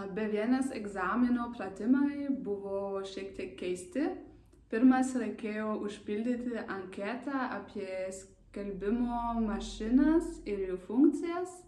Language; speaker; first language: Lithuanian; non-native, learner; German